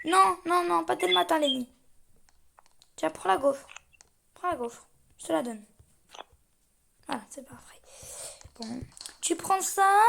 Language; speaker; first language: French; native; French